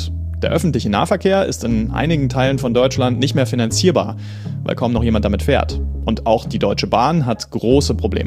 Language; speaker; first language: German; native; German